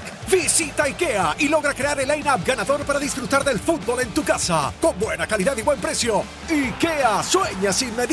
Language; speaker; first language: Spanish; native; Spanish